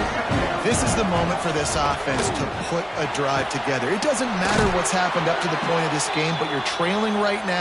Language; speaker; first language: English; native; English